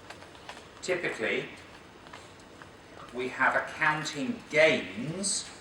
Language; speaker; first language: English; native; English